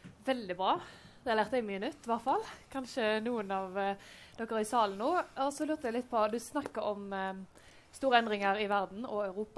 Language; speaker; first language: Norwegian; native; Norwegian